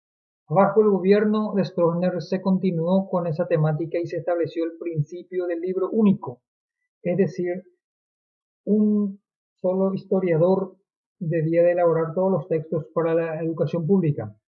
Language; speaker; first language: Spanish; native; Spanish